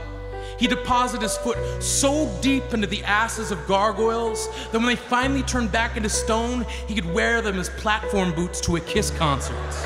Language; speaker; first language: English; native; English